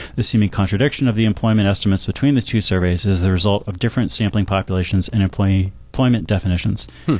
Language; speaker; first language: English; native; English